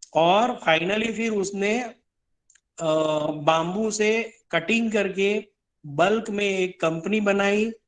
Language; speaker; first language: Hindi; non-native, local second language; Gujarati